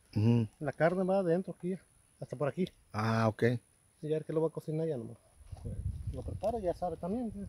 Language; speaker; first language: Spanish; native; Spanish